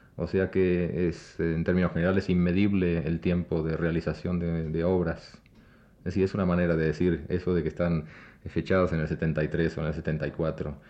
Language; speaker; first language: Spanish; native; Spanish